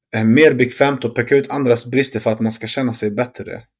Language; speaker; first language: Swedish; early bilingual, other home language; Arabic